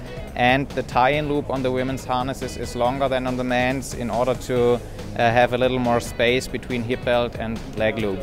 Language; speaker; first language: English; non-native, fluent; German